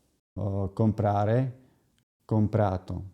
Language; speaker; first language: Italian; non-native, fluent; Slovak